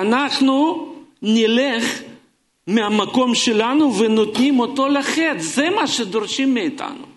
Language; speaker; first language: Hebrew; non-native, fluent; Russian